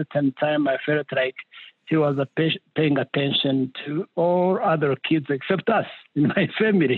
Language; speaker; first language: English; non-native, local second language; Kinyarwanda